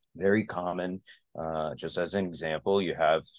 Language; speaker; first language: English; native; English